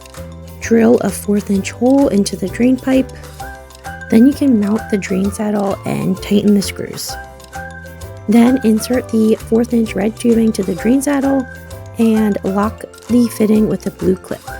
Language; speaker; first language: English; native; English